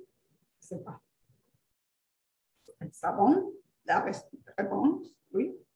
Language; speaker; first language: French; non-native, fluent; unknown